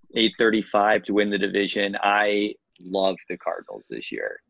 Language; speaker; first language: English; native; English